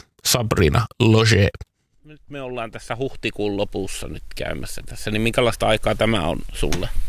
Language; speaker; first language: Finnish; native; Finnish